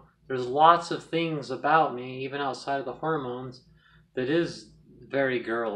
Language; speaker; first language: English; native; English